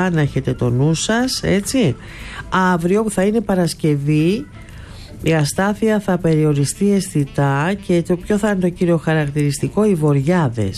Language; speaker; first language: Greek; native; Greek